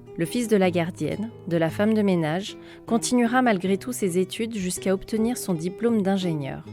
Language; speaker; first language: French; native; French